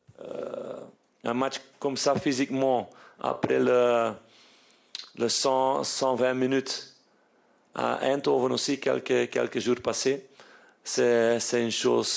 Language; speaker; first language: French; non-native, fluent; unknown